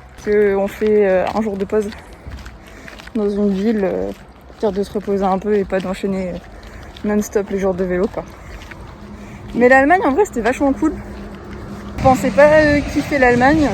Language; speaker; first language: French; native; French